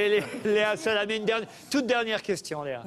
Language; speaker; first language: French; native; French